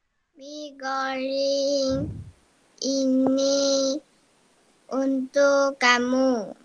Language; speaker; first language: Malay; non-native, learner; Chinese